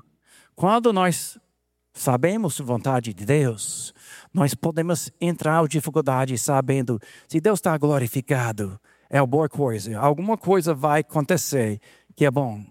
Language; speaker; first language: Portuguese; non-native, fluent; English